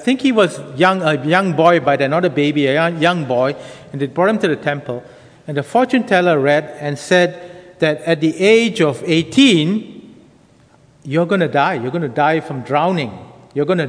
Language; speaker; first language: English; native; English